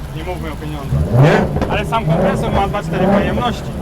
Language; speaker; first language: Polish; non-native, fluent; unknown